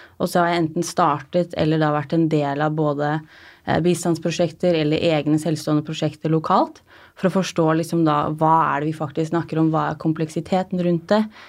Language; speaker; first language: Norwegian; native; Norwegian